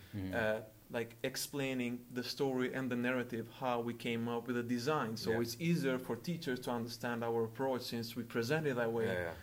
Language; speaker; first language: English; non-native, fluent; Albanian